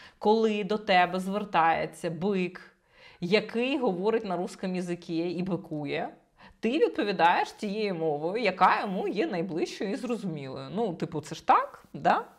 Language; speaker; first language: Ukrainian; non-native, local second language; Russian